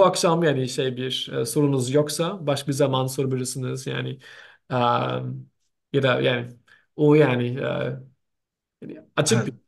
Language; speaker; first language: Turkish; non-native, learner; German